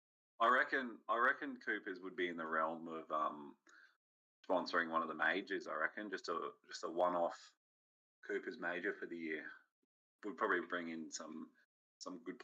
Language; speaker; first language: English; native; English